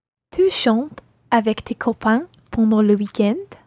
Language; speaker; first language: French; non-native, learner; English